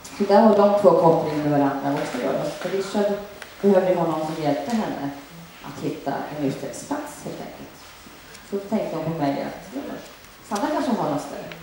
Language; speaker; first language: Swedish; early bilingual, other home language; Finnish